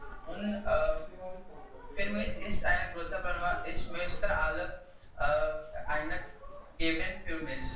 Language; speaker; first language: German; non-native, learner; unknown